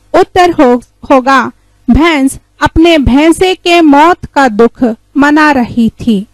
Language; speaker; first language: Hindi; non-native, local second language; Kannada